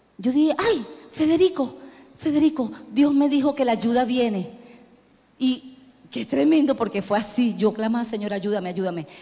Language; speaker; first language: Spanish; native; Spanish